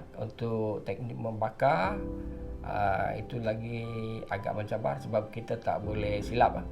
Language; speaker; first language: Malay; non-native, local second language; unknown